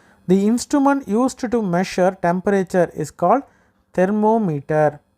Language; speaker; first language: English; non-native, local second language; Tamil